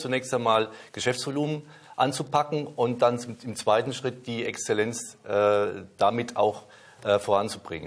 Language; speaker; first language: German; native; German